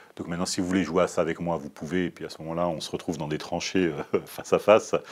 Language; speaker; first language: French; native; French